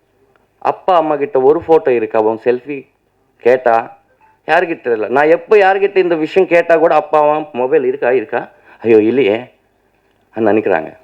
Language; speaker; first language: Tamil; non-native, learner; Telugu